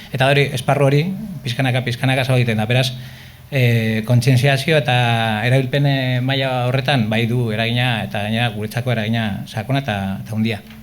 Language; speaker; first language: Basque; native; Basque